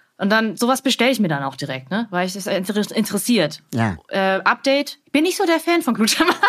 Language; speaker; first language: German; early bilingual, other home language; Vietnamese